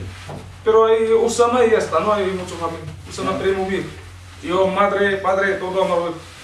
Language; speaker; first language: Spanish; non-native, local second language; Arabic